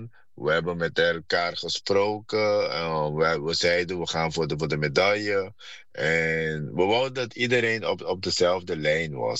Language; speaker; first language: Dutch; non-native, fluent; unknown